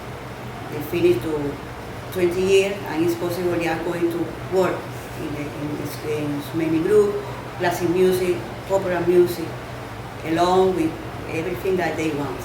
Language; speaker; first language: English; non-native, learner; Spanish